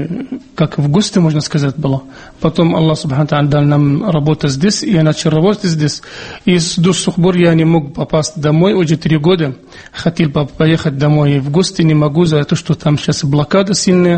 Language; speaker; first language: Russian; non-native, fluent; Arabic